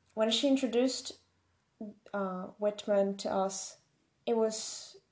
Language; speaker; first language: English; non-native, fluent; Portuguese